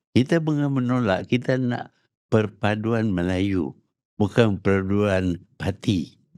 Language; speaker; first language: Malay; native; Malay